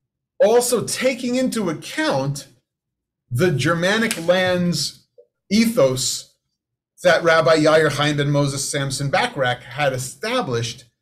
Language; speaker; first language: English; native; English